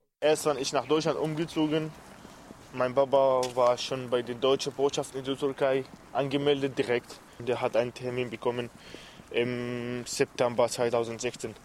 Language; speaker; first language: German; non-native, learner; Arabic